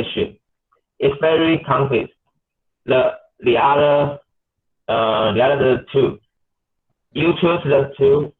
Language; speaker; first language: English; non-native, learner; Chinese